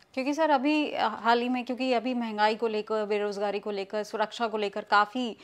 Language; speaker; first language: Hindi; native; Hindi